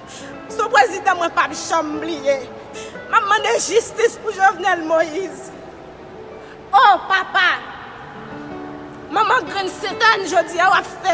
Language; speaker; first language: Haitian Creole; native; Haitian Creole